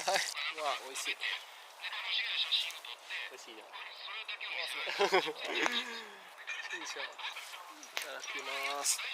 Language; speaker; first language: Japanese; non-native, learner; Vietnamese